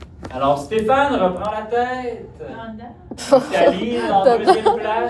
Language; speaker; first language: French; native; French